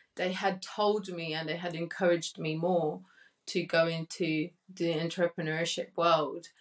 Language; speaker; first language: English; early bilingual, other home language; Spanish